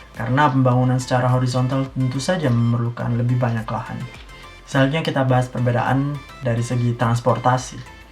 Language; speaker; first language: Indonesian; native; Indonesian